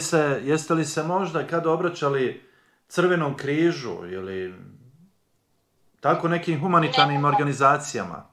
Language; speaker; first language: Croatian; native; Croatian